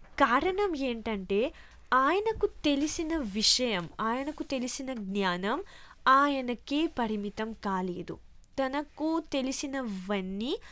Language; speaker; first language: Telugu; early bilingual, heritage; Telugu